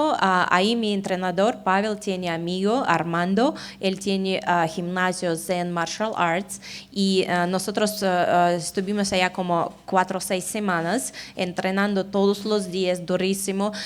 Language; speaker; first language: Spanish; non-native, fluent; Russian